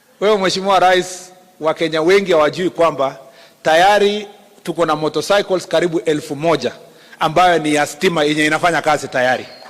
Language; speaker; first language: Swahili; non-native, local second language; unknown